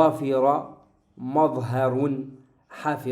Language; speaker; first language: Arabic; non-native, fluent; French